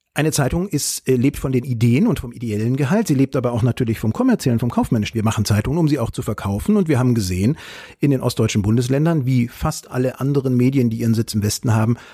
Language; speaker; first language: German; native; German